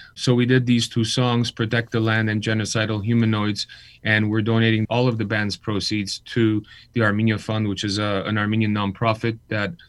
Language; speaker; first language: English; early bilingual, other home language; Armenian